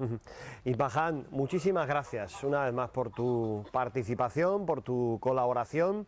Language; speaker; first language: Spanish; native; Spanish